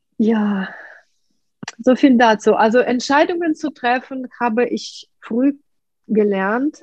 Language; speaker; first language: German; non-native, fluent; Russian